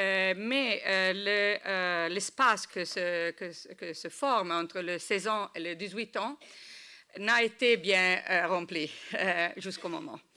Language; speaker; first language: French; non-native, learner; Italian